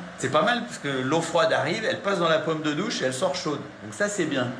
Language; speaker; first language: French; native; French